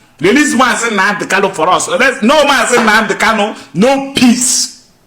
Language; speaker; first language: Nigerian Pidgin; non-native, local second language; Igbo